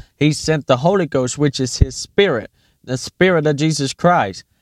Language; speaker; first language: English; native; English